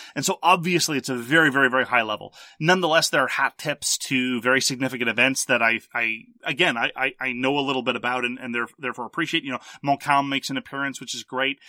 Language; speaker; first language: English; early bilingual, other home language; French